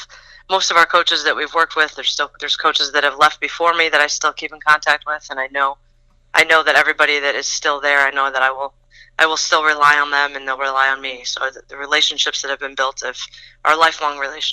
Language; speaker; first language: English; native; English